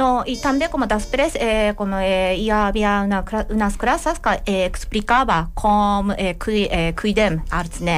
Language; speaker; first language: Catalan; non-native, learner; Japanese